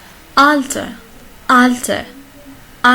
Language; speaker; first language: German; non-native, learner; Arabic